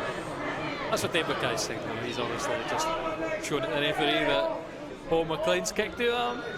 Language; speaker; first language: English; native; English